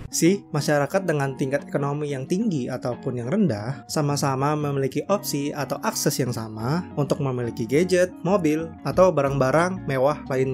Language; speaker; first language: Indonesian; native; Indonesian